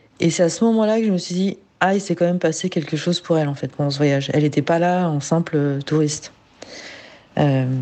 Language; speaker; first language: French; native; French